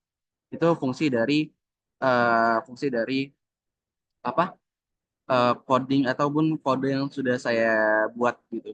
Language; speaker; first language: Indonesian; native; Indonesian